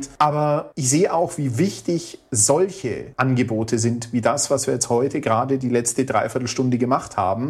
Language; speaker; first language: German; native; German